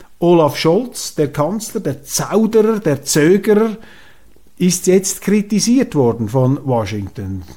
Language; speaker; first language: German; native; German